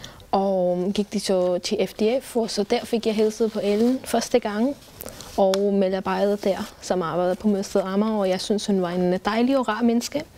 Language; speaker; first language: Danish; non-native, fluent; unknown